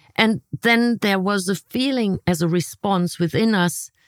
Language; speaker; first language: English; non-native, fluent; German